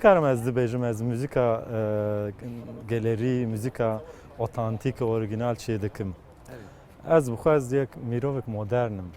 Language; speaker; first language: Kurdish; non-native, local second language; Zaza